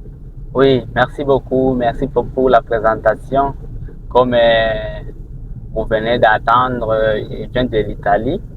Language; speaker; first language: French; non-native, local second language; Rundi